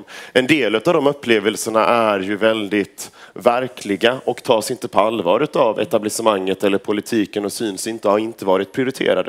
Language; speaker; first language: Swedish; native; Swedish